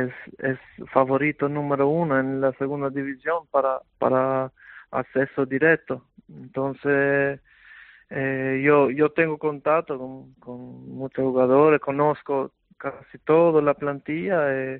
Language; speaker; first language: Spanish; non-native, fluent; Albanian